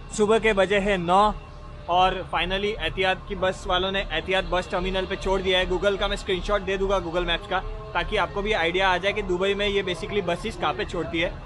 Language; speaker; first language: Hindi; native; Hindi